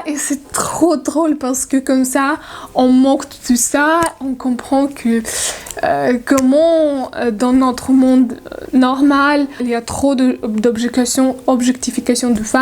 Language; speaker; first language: French; non-native, learner; Russian